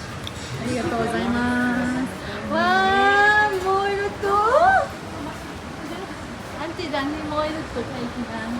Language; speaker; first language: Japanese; non-native, learner; Mizo